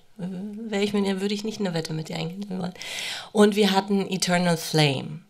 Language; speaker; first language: German; early bilingual, other home language; Romanian